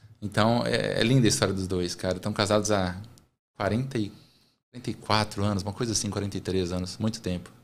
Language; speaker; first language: Portuguese; native; Portuguese